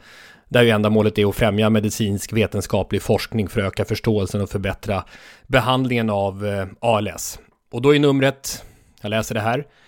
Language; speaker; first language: Swedish; native; Swedish